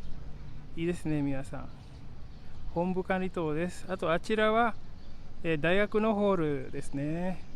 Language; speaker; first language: Japanese; non-native, fluent; Indonesian